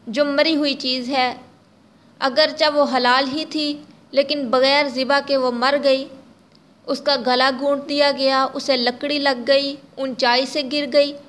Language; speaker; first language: Urdu; native; Urdu